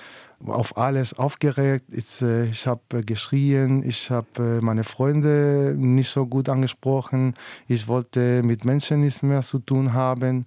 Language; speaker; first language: German; non-native, fluent; Spanish